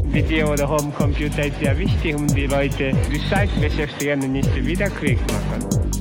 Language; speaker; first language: German; non-native, learner; Korean